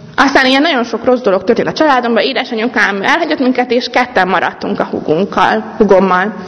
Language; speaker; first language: Hungarian; native; Hungarian